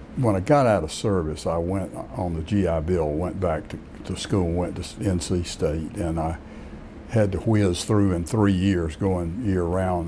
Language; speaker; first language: English; native; English